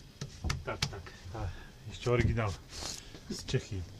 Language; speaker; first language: Russian; non-native, learner; Czech